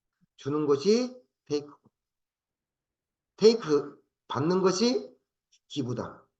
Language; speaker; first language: Korean; native; Korean